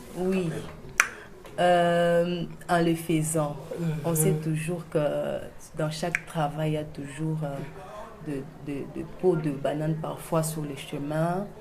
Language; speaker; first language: French; non-native, local second language; Luba-Lulua